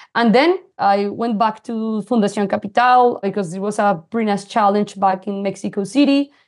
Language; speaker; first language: English; non-native, fluent; Spanish